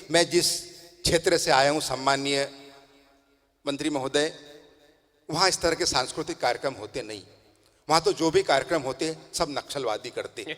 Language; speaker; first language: Hindi; non-native, local second language; Tamil